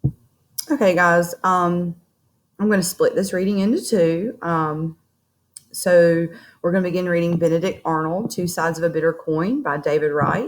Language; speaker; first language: English; native; English